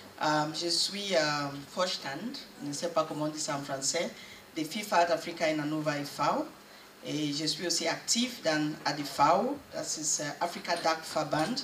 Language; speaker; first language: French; non-native, learner; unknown